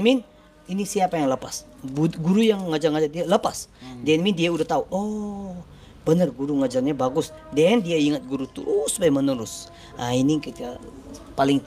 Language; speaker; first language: Indonesian; non-native, learner; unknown